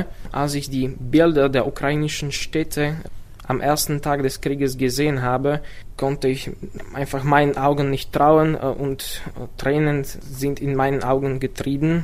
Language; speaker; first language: German; non-native, fluent; Slovak